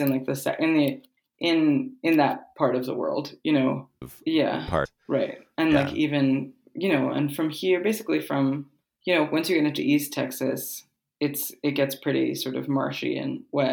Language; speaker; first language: English; native; English